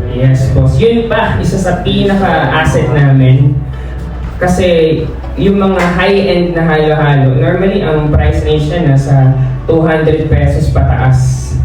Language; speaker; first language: Filipino; non-native, local second language; Bikol